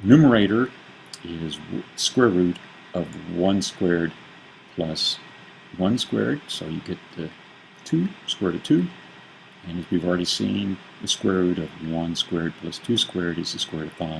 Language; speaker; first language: English; native; English